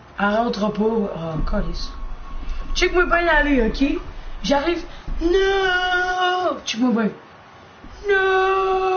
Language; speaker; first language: French; native; French